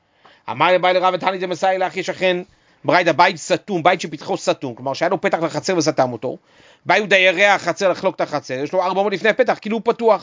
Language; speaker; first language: Hebrew; native; Hebrew